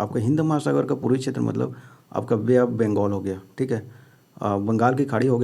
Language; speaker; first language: Hindi; native; Hindi